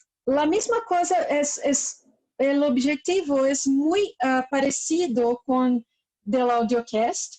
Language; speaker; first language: Spanish; non-native, learner; Portuguese